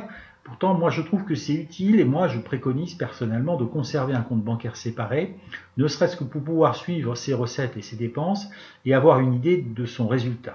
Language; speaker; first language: French; native; French